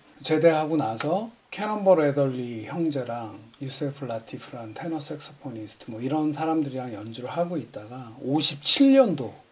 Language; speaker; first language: Korean; native; Korean